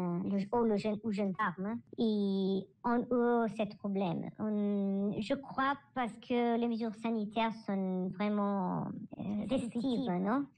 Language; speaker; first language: French; non-native, learner; Italian